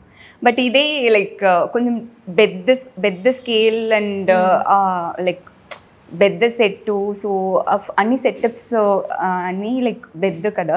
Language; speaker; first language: Telugu; non-native, learner; Tamil